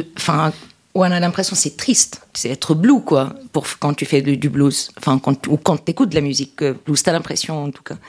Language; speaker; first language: French; non-native, local second language; Arabic